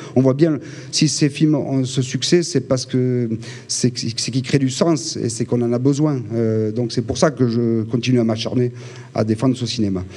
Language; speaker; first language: French; native; French